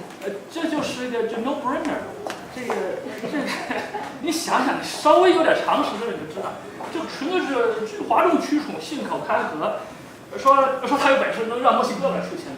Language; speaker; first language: Chinese; native; Chinese